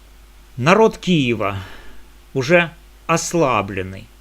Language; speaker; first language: Russian; native; Russian